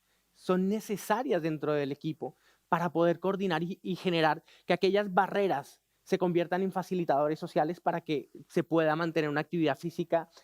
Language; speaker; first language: Spanish; native; Spanish